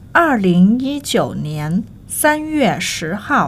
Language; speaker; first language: Chinese; non-native, fluent; Thai